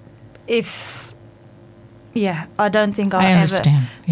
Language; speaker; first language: English; native; English